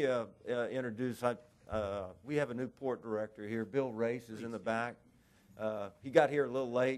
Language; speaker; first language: English; native; English